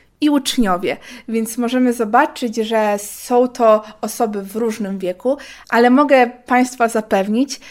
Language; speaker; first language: Polish; native; Polish